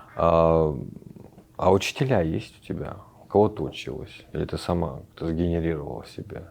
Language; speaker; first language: Russian; non-native, local second language; Chechen